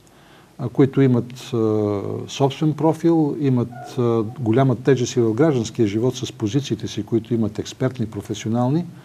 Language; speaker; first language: Bulgarian; native; Bulgarian